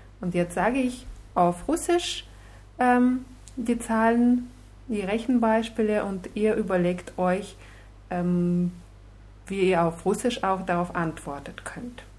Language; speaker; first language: German; non-native, fluent; Russian